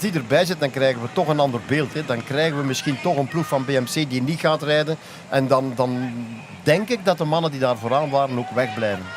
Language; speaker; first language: Dutch; native; Dutch